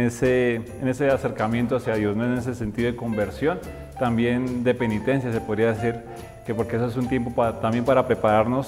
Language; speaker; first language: Spanish; native; Spanish